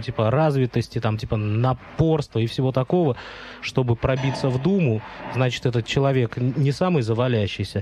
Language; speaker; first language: Russian; native; Russian